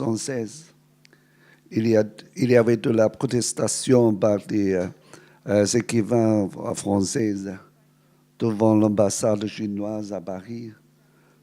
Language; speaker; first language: French; non-native, fluent; Cantonese